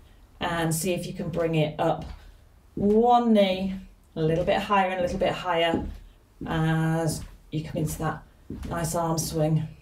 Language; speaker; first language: English; native; English